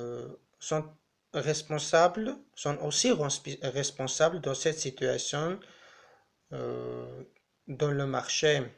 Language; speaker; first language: French; non-native, learner; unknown